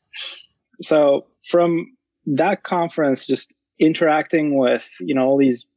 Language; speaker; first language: English; non-native, fluent; Turkish